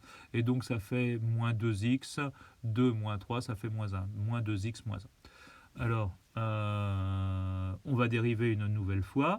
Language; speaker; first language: French; native; French